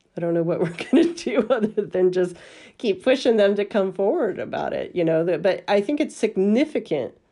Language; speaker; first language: English; native; English